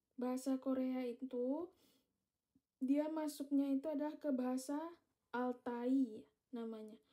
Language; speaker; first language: Indonesian; native; Indonesian